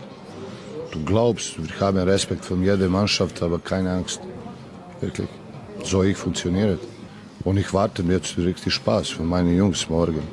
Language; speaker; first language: German; non-native, learner; Serbian